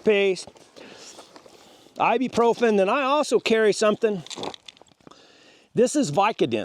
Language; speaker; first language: English; native; English